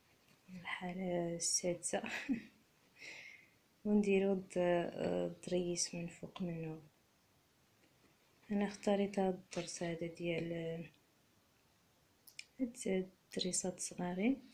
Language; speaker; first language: Arabic; native; Arabic